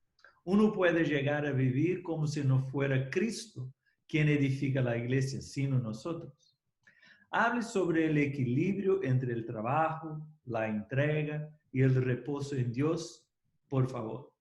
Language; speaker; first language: Spanish; non-native, fluent; Portuguese